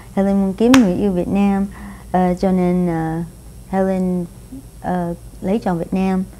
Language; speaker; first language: Vietnamese; non-native, fluent; Spanish